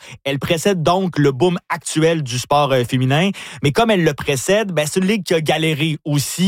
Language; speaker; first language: French; native; French